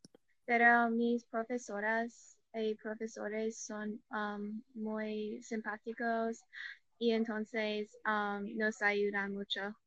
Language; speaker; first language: Spanish; non-native, learner; English